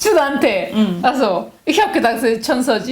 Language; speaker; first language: German; non-native, learner; Korean